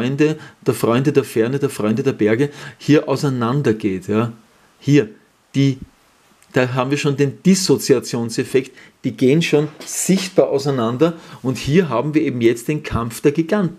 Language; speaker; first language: German; native; German